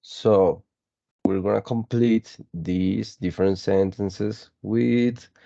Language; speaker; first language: English; non-native, fluent; Spanish